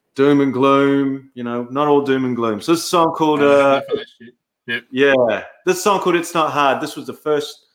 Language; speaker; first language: English; native; English